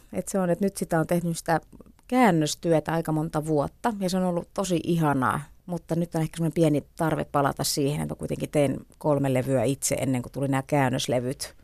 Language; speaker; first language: Finnish; native; Finnish